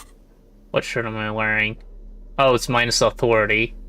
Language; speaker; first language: English; native; English